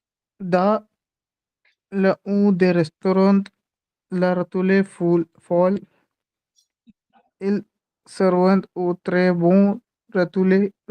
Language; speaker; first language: French; non-native, learner; Hindi